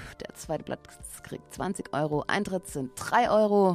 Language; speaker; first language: German; native; German